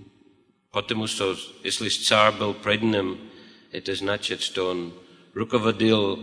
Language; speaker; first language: Russian; non-native, fluent; English